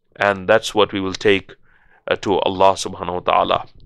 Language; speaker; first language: English; non-native, local second language; Urdu